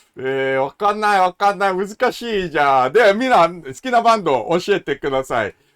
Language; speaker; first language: Japanese; non-native, learner; English